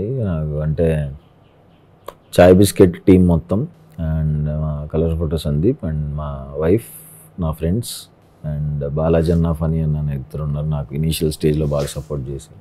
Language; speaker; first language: Telugu; native; Telugu